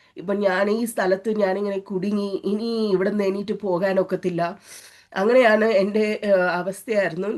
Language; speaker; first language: Malayalam; early bilingual, heritage; Malayalam